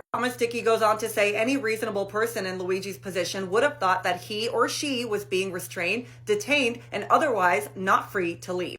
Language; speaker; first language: English; native; English